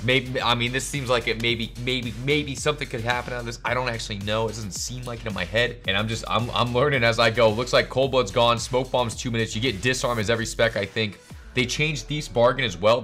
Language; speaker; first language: English; native; English